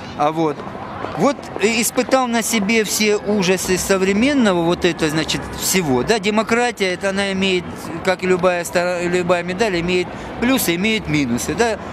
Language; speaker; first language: Russian; native; Russian